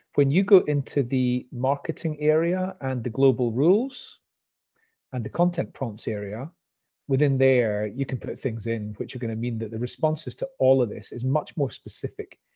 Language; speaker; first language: English; native; English